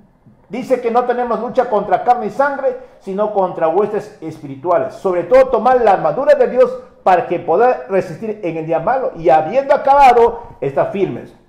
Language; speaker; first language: Spanish; native; Spanish